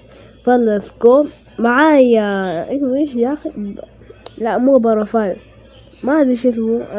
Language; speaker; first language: Arabic; native; Arabic